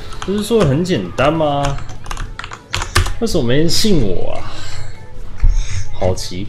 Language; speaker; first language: Chinese; native; Chinese